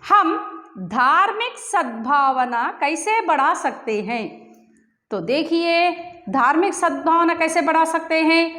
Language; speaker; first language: Hindi; non-native, local second language; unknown